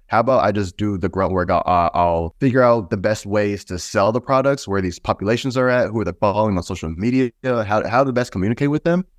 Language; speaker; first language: English; native; English